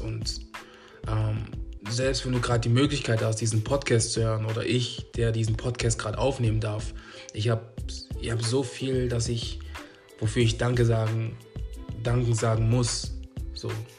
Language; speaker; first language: German; native; German